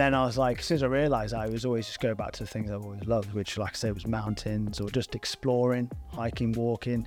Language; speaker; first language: English; native; English